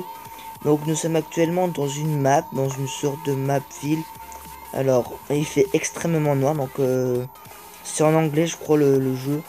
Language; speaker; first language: French; native; French